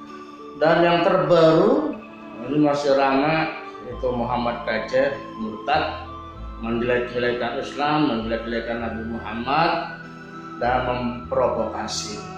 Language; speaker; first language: Indonesian; native; Indonesian